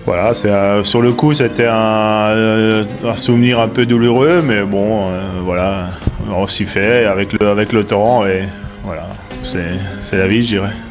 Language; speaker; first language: French; native; French